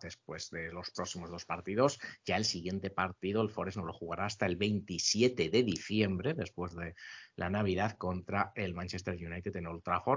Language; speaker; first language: Spanish; native; Spanish